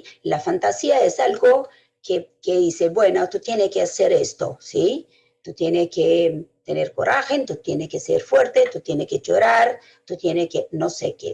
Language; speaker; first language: Spanish; non-native, fluent; Portuguese